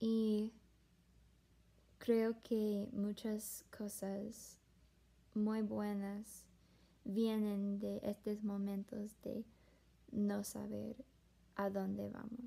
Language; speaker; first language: Spanish; non-native, fluent; English